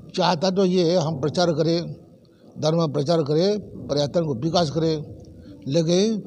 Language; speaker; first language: Hindi; non-native, fluent; Burmese